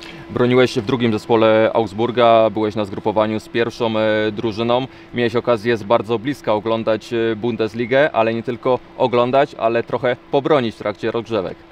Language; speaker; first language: Polish; native; Polish